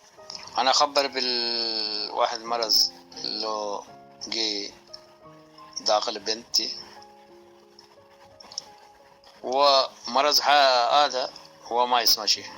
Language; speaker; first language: Arabic; non-native, learner; Urdu